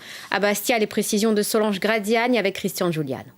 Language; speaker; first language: French; native; French